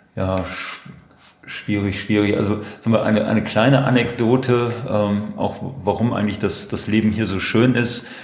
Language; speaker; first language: German; native; German